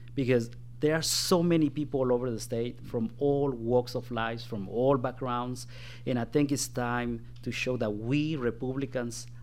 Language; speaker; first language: English; non-native, fluent; Spanish